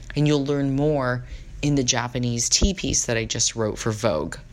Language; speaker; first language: English; native; English